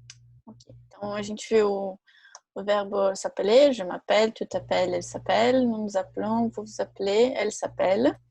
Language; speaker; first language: French; non-native, fluent; Portuguese